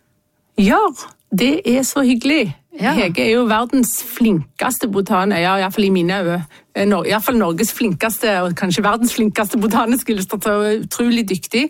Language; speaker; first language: Norwegian; native; Norwegian